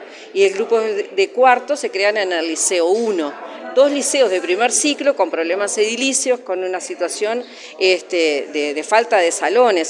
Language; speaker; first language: Spanish; native; Spanish